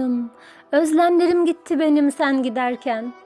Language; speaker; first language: Turkish; native; Turkish